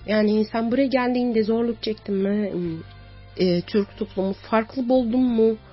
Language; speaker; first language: Turkish; non-native, fluent; Arabic